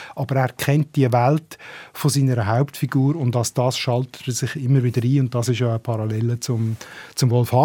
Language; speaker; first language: German; native; German